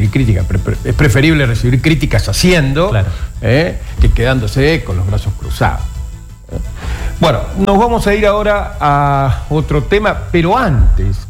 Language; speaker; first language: Spanish; native; Spanish